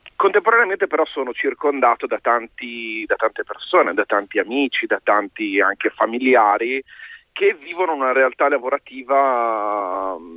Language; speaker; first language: Italian; native; Italian